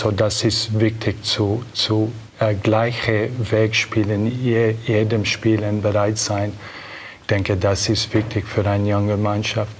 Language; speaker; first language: German; non-native, learner; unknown